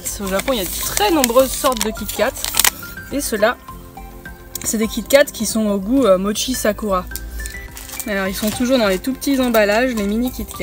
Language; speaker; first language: French; native; French